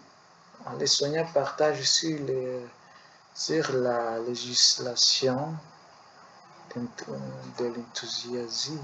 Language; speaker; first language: French; non-native, learner; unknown